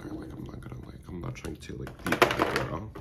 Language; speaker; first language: English; native; English